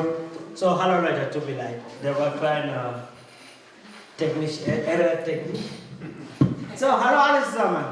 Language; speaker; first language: German; non-native, fluent; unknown